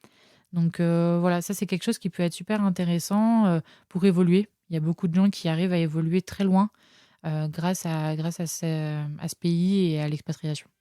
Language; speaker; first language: French; native; French